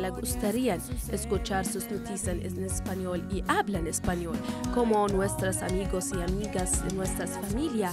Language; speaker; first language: Spanish; non-native, fluent; Arabic